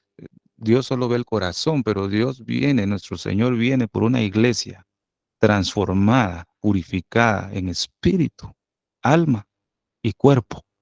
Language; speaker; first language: Spanish; native; Spanish